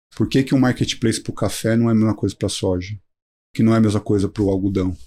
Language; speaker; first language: Portuguese; native; Portuguese